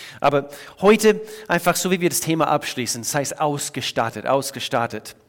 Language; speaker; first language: German; non-native, fluent; English